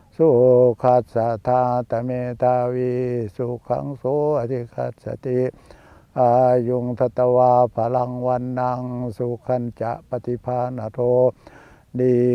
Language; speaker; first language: Thai; native; Thai